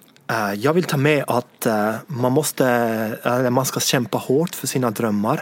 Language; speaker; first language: Swedish; non-native, fluent; Estonian